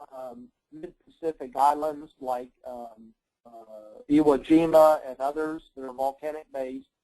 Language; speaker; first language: English; native; English